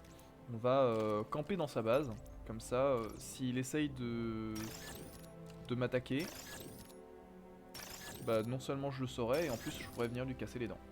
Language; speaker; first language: French; native; French